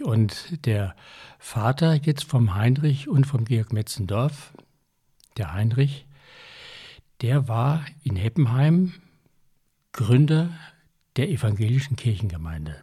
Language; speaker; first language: German; native; German